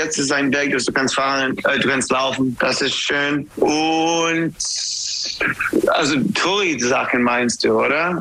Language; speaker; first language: German; non-native, fluent; English